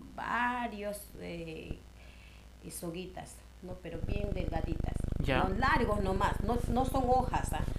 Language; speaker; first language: Spanish; non-native, local second language; Shipibo-Conibo